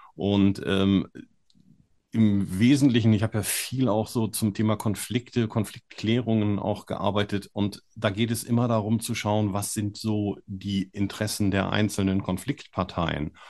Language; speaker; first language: German; native; German